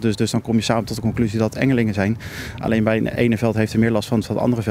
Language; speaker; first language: Dutch; native; Dutch